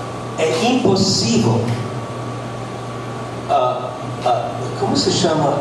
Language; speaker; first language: Portuguese; non-native, fluent; English